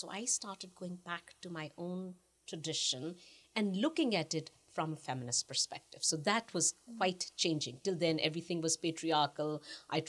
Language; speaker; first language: English; non-native, local second language; Punjabi